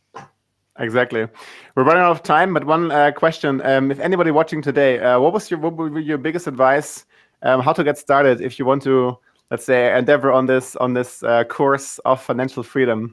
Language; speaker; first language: English; non-native, fluent; German